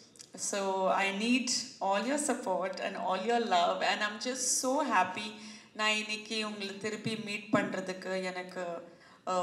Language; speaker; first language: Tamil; non-native, fluent; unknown